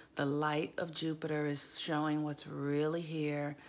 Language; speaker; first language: English; native; English